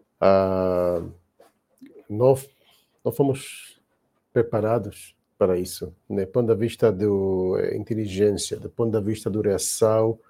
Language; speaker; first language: Portuguese; non-native, learner; Hebrew